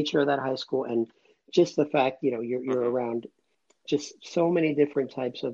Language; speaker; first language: English; native; English